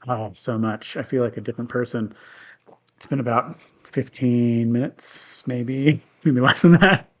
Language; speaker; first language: English; native; English